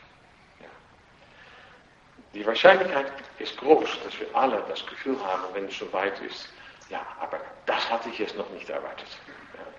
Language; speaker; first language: German; non-native, fluent; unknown